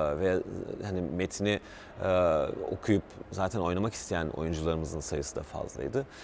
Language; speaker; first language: Turkish; early bilingual, heritage; Turkish